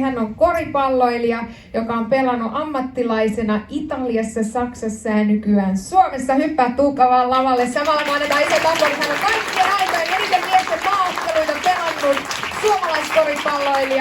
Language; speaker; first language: Finnish; native; Finnish